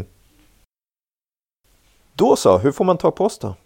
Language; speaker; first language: Swedish; native; Swedish